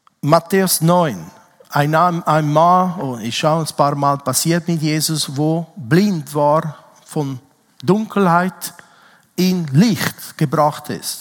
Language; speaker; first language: German; non-native, fluent; Italian